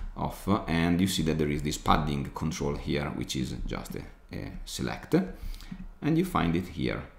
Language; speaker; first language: English; non-native, fluent; Italian